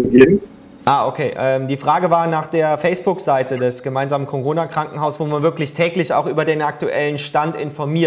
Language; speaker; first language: German; native; German